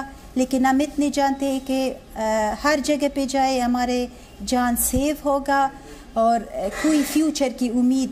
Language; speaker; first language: Hindi; non-native, learner; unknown